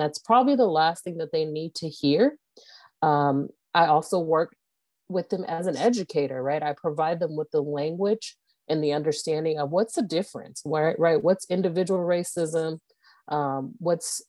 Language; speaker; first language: English; native; English